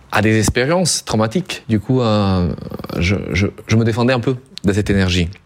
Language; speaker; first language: French; non-native, fluent; Italian